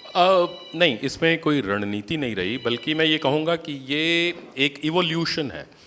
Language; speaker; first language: Hindi; native; Hindi